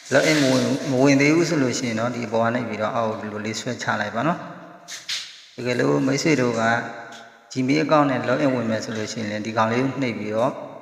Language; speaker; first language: Burmese; native; Burmese